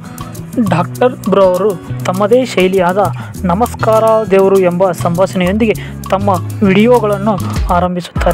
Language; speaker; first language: Kannada; native; Kannada